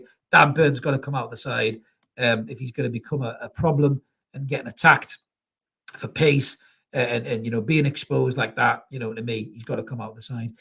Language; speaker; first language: English; native; English